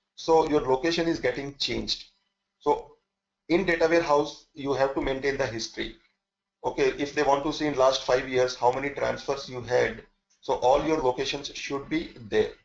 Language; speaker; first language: English; non-native, local second language; Hindi